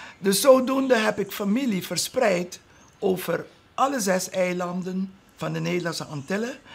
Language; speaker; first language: Dutch; non-native, local second language; Papiamento